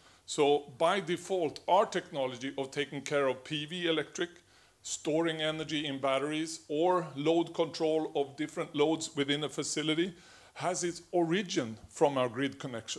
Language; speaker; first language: English; non-native, fluent; Swedish